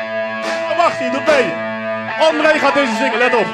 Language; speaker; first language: Dutch; native; Dutch